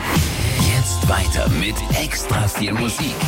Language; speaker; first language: German; native; German